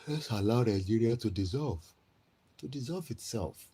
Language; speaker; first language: English; non-native, local second language; Yoruba